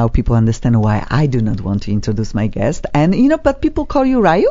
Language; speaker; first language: English; non-native, fluent; Polish